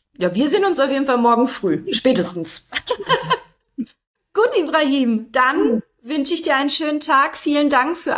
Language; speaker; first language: German; native; German